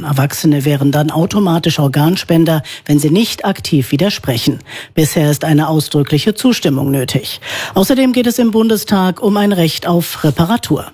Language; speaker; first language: German; native; German